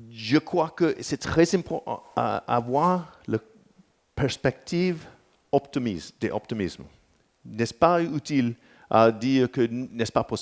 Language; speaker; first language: French; non-native, learner; English